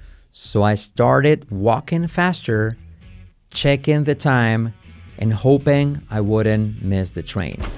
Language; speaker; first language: English; non-native, fluent; Spanish